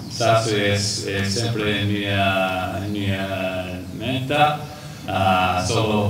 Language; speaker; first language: Italian; non-native, learner; English